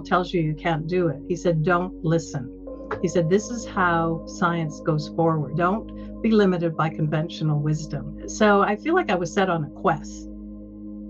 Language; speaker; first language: English; native; English